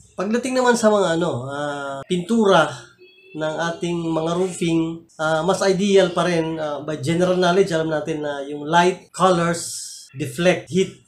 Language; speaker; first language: Filipino; native; Filipino